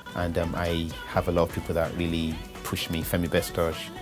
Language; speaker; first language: English; non-native, local second language; Yoruba